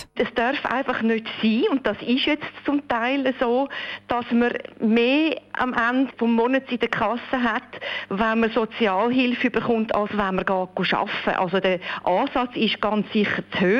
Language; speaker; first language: German; native; German